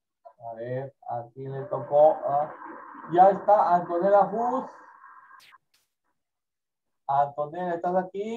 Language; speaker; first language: Spanish; native; Spanish